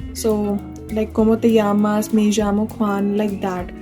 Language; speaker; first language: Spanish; non-native, learner; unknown